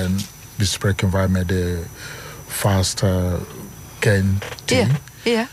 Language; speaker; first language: Dutch; non-native, learner; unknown